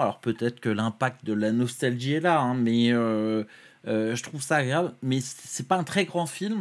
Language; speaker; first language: French; native; French